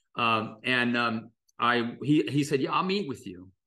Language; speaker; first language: English; native; English